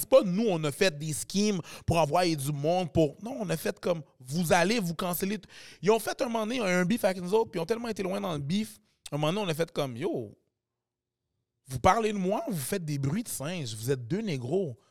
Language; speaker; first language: French; native; French